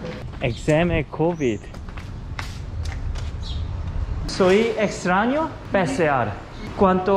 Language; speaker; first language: Spanish; non-native, learner; Korean